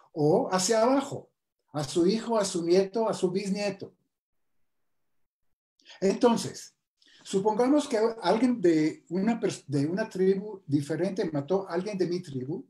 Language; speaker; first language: Spanish; non-native, fluent; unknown